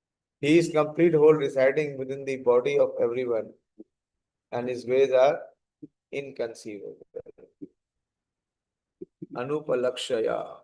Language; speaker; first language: English; non-native, local second language; Hindi